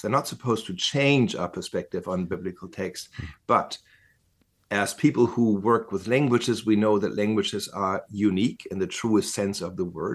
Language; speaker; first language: English; non-native, fluent; German